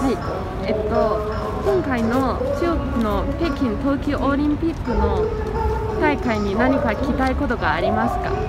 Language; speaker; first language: Japanese; non-native, learner; Chinese